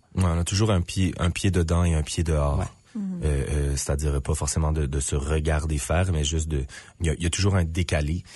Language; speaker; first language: French; native; French